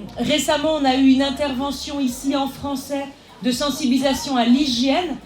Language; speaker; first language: French; native; French